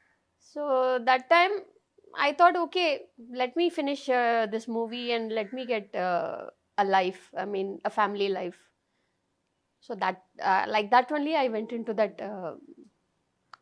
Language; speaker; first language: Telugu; non-native, fluent; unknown